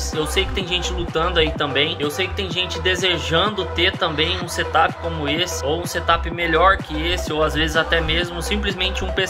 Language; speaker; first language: Portuguese; native; Portuguese